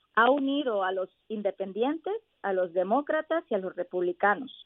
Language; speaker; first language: Spanish; native; Spanish